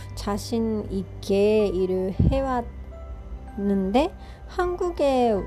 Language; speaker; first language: Korean; non-native, fluent; Japanese